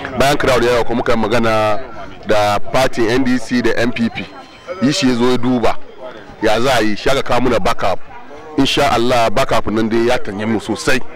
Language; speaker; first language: Hausa; native; Hausa